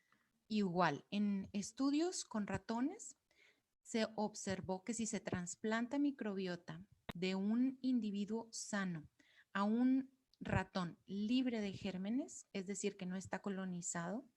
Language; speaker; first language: Spanish; native; Spanish